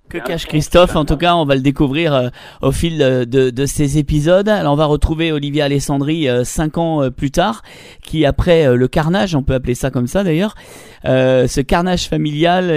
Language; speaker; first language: French; native; French